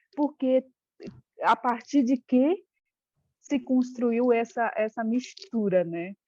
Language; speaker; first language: Portuguese; non-native, local second language; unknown